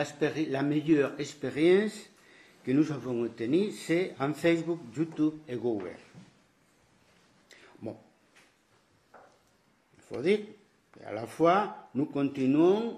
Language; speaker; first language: French; non-native, fluent; Spanish